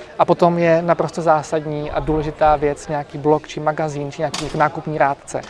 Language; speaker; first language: Czech; native; Czech